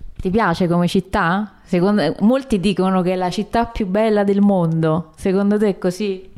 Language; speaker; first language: Italian; native; Italian